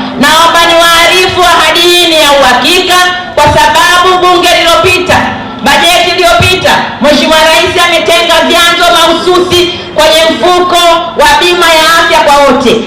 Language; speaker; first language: Swahili; native; Swahili